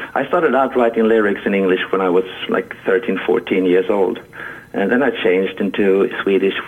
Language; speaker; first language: English; non-native, fluent; Swedish